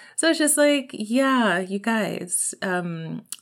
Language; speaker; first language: English; native; English